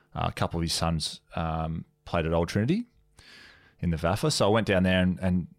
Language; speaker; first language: English; native; English